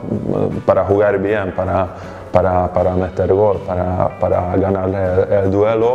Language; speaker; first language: Spanish; non-native, fluent; Hungarian